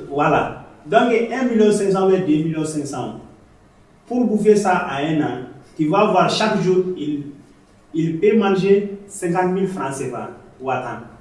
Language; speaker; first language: French; non-native, learner; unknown